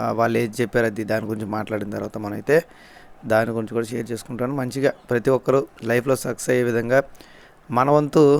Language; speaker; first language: Telugu; native; Telugu